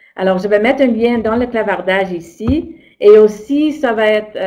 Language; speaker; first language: French; non-native, fluent; English